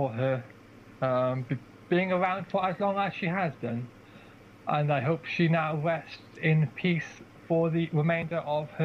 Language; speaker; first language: English; native; English